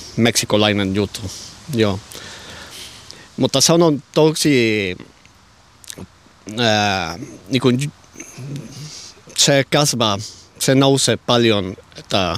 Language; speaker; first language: Finnish; non-native, learner; Spanish